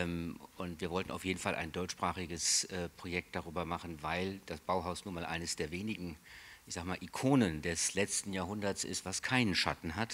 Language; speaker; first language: German; native; German